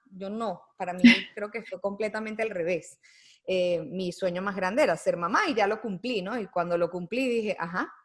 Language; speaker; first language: Spanish; native; Spanish